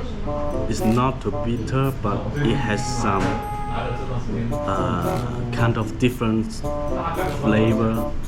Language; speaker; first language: English; non-native, fluent; Chinese